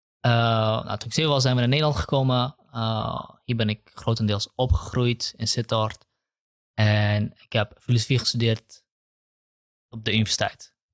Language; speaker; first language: Dutch; early bilingual, other home language; Kurdish